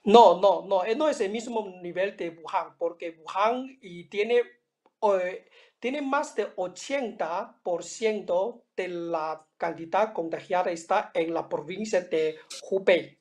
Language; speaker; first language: Spanish; non-native, fluent; Chinese